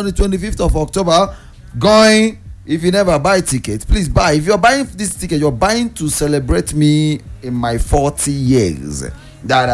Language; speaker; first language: English; non-native, local second language; Igbo